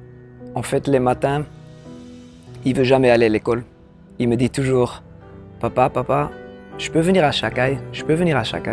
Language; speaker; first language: French; non-native, local second language; Dutch